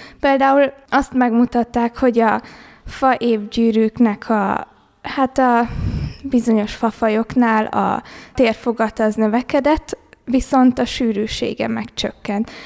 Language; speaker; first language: Hungarian; early bilingual, heritage; Hungarian